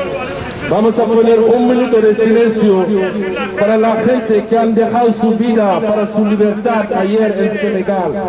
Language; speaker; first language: Spanish; non-native, local second language; Wolof